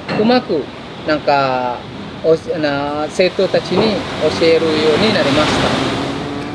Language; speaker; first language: Japanese; non-native, fluent; Indonesian